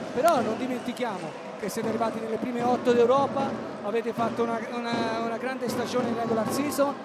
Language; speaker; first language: Italian; native; Italian